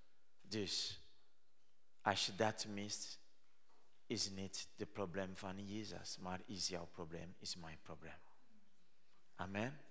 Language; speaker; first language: Dutch; non-native, learner; Rundi